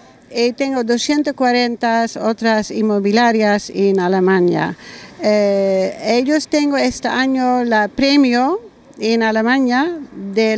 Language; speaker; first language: Spanish; non-native, learner; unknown